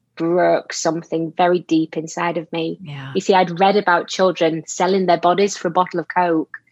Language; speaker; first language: English; native; English